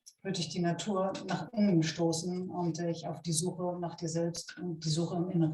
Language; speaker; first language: German; native; German